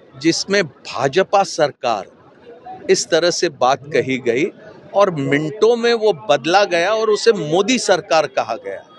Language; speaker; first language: Hindi; non-native, local second language; Marathi